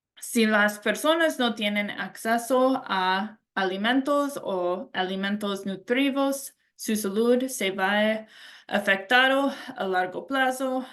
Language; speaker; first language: Spanish; non-native, learner; English